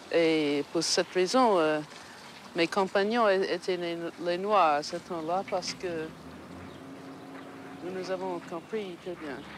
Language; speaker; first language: French; non-native, fluent; English